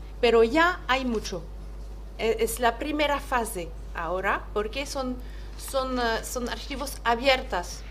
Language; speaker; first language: Spanish; non-native, fluent; French